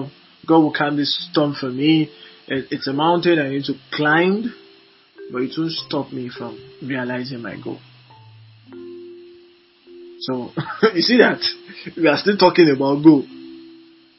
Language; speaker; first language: English; non-native, local second language; Yoruba